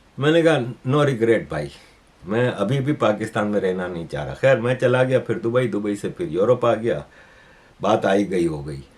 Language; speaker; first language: Urdu; native; Urdu